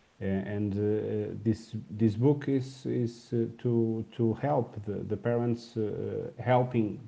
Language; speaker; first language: English; non-native, learner; Portuguese